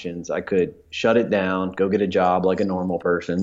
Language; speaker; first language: English; native; English